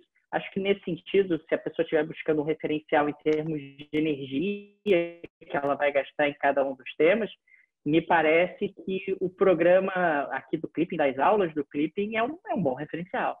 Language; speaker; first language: Portuguese; native; Portuguese